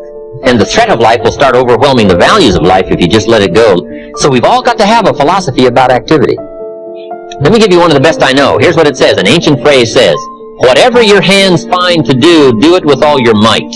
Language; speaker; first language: English; native; English